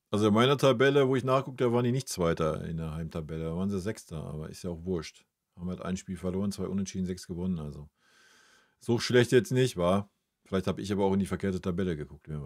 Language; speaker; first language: German; native; German